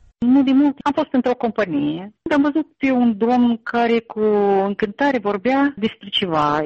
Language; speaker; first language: Romanian; non-native, local second language; Russian